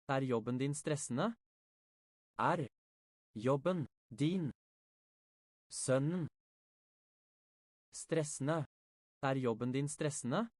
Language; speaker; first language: Norwegian; non-native, learner; English